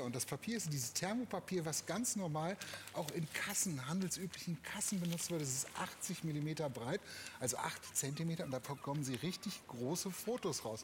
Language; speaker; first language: German; native; German